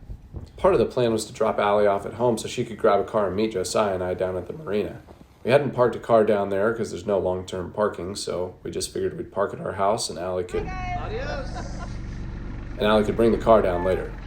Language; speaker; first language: English; native; English